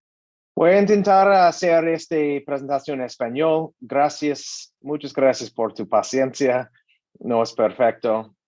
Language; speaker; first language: Spanish; non-native, learner; English